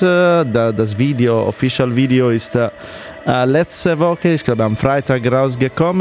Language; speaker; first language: German; non-native, fluent; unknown